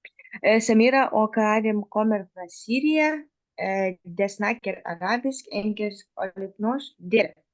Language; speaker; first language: Norwegian; non-native, learner; Lithuanian